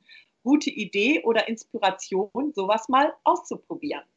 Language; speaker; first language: German; native; German